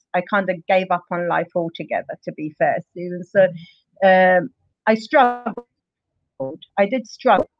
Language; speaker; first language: English; native; English